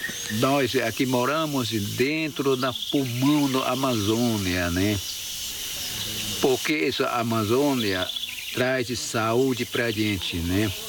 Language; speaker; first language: Portuguese; non-native, local second language; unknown